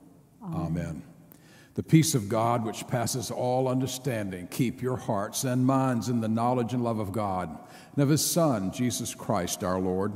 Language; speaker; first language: English; native; English